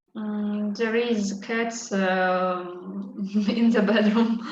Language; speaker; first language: English; non-native, learner; Russian